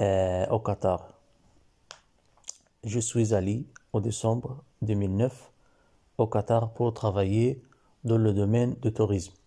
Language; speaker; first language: French; non-native, learner; Arabic